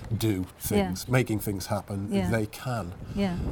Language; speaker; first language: English; native; English